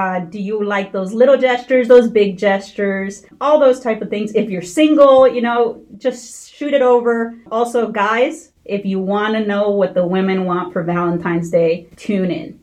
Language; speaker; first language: English; early bilingual, other home language; Spanish